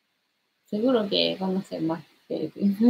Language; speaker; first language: Spanish; non-native, learner; Japanese